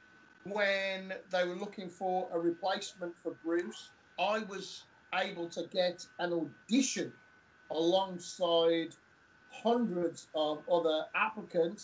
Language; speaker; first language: English; native; English